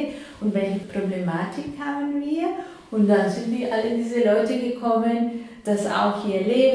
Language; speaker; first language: German; non-native, fluent; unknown